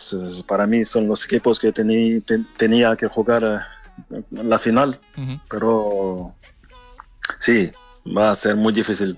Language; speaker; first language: Spanish; non-native, fluent; French